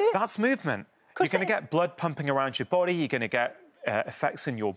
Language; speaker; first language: English; native; English